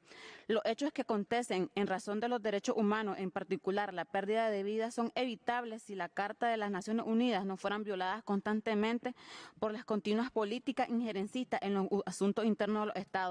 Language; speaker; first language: Spanish; native; Spanish